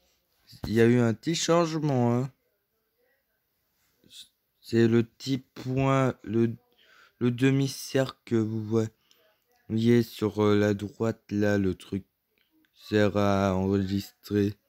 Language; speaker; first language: French; native; French